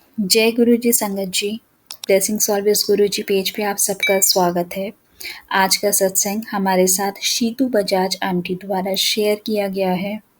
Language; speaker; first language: Hindi; native; Hindi